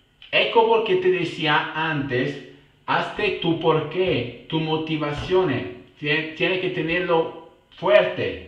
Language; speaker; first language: Spanish; non-native, fluent; Italian